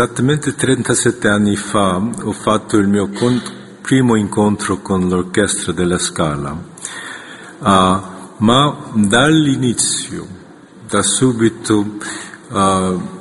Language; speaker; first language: Italian; non-native, fluent; Korean